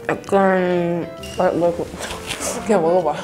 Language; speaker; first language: Korean; early bilingual, other home language; English